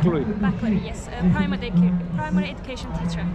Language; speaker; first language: English; non-native, learner; Azerbaijani